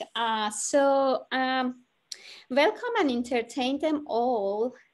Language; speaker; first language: English; non-native, learner; Persian